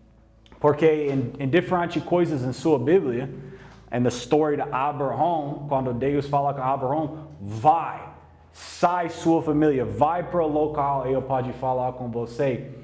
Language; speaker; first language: Portuguese; non-native, learner; English